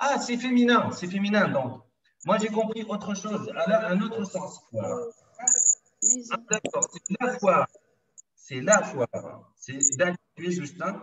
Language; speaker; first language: French; non-native, local second language; Arabic